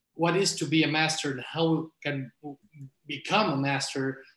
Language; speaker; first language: English; non-native, fluent; Spanish